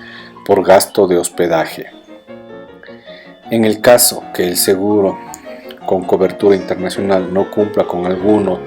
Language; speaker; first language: Spanish; native; Spanish